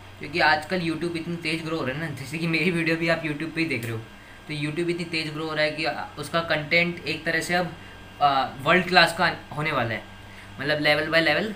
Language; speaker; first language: Hindi; native; Hindi